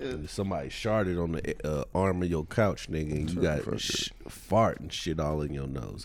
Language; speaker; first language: English; native; English